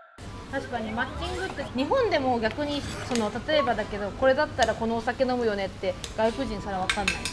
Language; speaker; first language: Japanese; native; Japanese